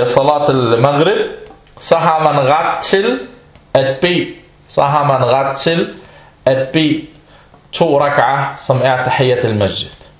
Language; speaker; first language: Danish; non-native, fluent; Arabic